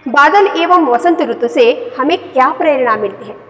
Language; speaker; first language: Hindi; non-native, local second language; Kannada